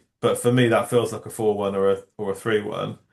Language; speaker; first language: English; native; English